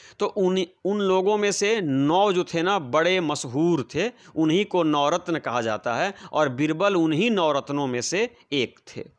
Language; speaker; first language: Hindi; non-native, local second language; Bhojpuri